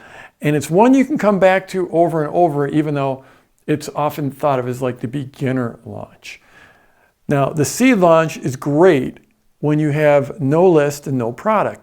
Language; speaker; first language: English; native; English